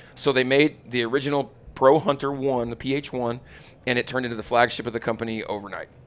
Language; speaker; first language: English; native; English